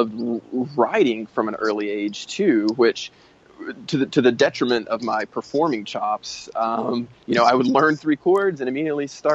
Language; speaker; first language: English; native; English